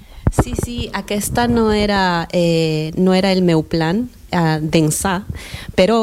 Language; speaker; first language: Catalan; non-native, fluent; Spanish